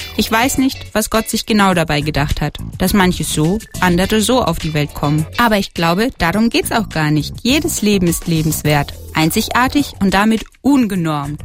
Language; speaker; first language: German; native; German